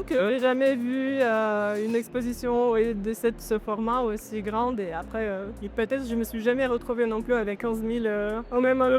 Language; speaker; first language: French; non-native, fluent; Romanian